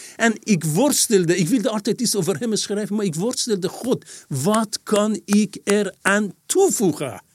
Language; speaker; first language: Dutch; non-native, fluent; Persian